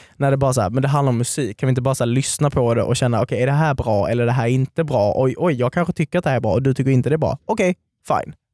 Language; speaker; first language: Swedish; native; Swedish